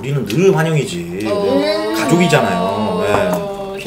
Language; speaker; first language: Korean; native; Korean